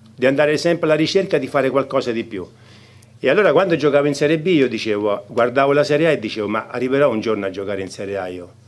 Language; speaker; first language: Italian; native; Italian